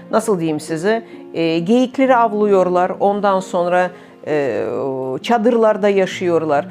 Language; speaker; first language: Turkish; non-native, fluent; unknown